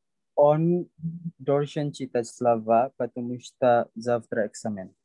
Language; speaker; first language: Russian; non-native, learner; Indonesian